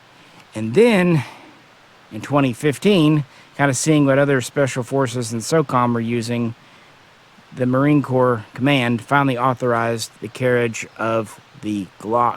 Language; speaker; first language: English; native; English